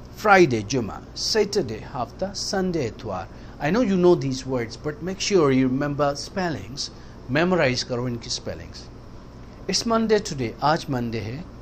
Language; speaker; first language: Urdu; native; Urdu